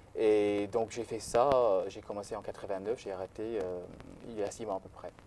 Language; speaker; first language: French; non-native, fluent; English